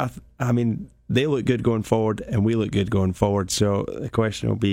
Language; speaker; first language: English; native; English